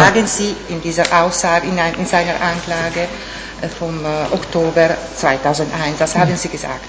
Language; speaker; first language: German; non-native, fluent; Italian